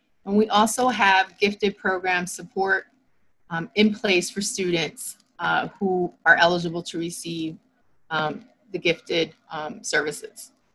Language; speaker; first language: English; native; English